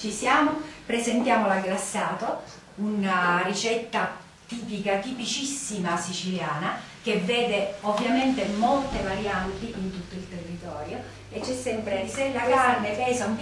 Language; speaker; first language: Italian; native; Italian